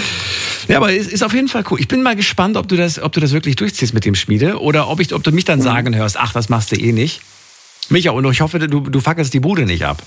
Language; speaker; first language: German; native; German